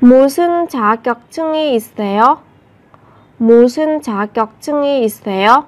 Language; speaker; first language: Korean; non-native, fluent; Vietnamese